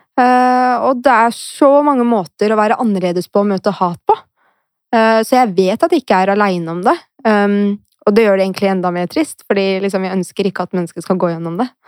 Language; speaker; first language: Norwegian; early bilingual, other home language; Arabic